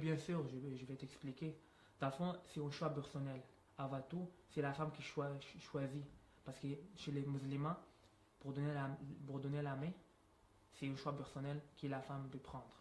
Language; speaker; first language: French; non-native, fluent; Arabic